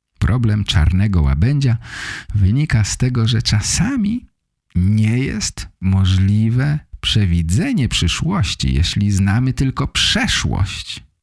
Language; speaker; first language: Polish; native; Polish